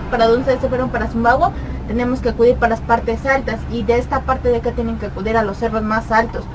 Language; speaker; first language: Spanish; native; Spanish